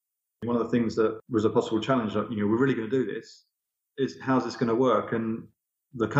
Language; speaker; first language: English; native; English